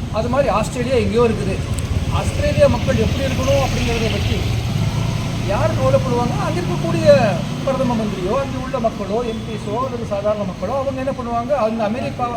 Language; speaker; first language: Tamil; non-native, local second language; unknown